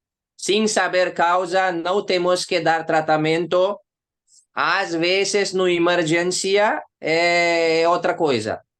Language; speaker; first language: Portuguese; non-native, learner; Hindi